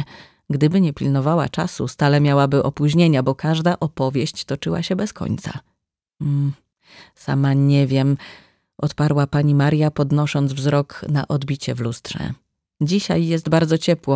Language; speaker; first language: Polish; native; Polish